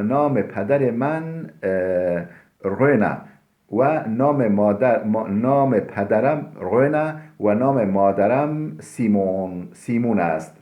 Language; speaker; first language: Persian; non-native, fluent; Turkish